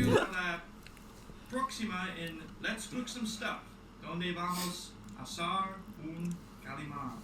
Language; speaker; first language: Spanish; non-native, learner; English